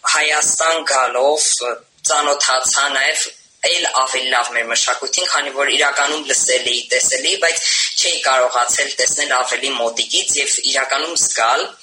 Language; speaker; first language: Armenian; early bilingual, heritage; Armenian